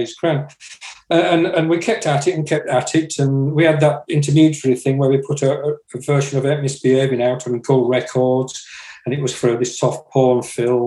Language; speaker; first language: English; native; English